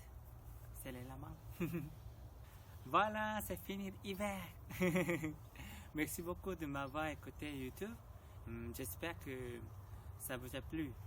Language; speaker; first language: French; non-native, learner; Korean